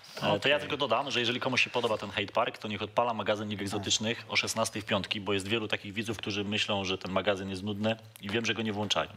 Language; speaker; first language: Polish; native; Polish